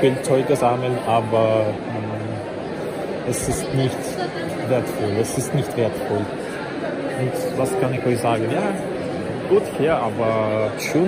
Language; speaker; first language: German; non-native, learner; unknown